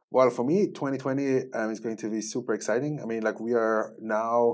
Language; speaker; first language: English; non-native, fluent; Swiss German